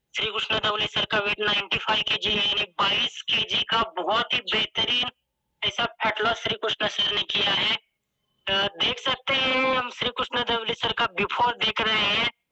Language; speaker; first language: Hindi; non-native, local second language; Marathi